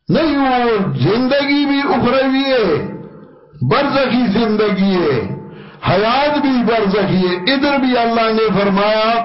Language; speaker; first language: Urdu; non-native, local second language; Pashto